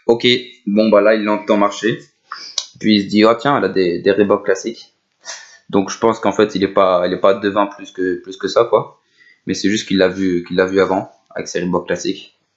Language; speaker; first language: French; native; French